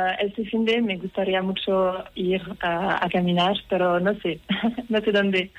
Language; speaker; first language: Spanish; non-native, learner; Dutch